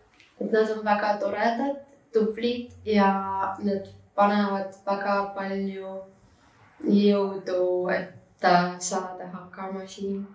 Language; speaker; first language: Estonian; non-native, local second language; Russian